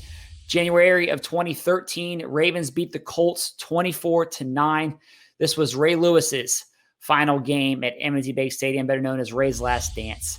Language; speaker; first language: English; native; English